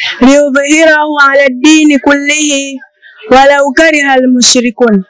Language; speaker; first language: Arabic; non-native, learner; Swahili